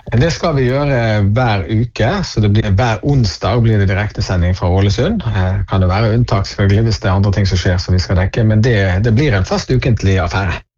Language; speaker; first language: Norwegian; native; Norwegian